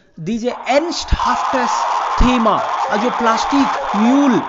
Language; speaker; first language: German; non-native, fluent; Hindi